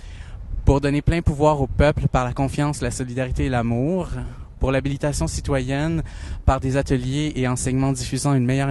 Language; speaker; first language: French; native; French